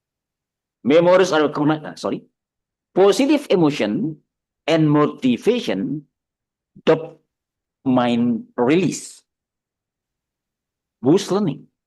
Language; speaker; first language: English; non-native, fluent; Indonesian